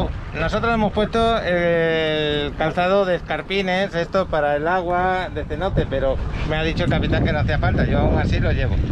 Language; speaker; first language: Spanish; native; Spanish